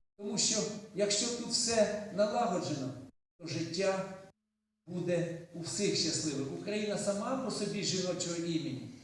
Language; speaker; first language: Ukrainian; native; Ukrainian